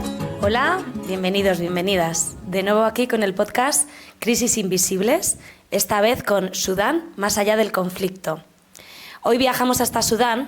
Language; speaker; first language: Spanish; native; Spanish